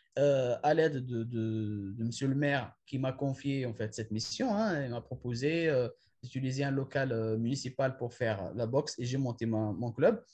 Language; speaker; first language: French; non-native, local second language; Arabic